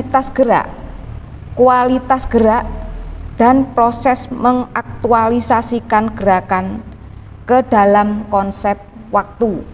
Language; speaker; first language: Malay; native; Malay